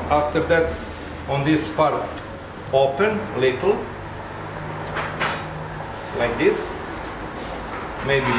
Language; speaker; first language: English; non-native, learner; Serbian